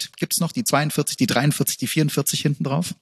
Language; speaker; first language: German; native; German